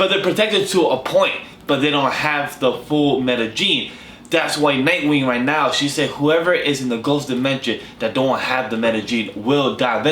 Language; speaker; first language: English; native; English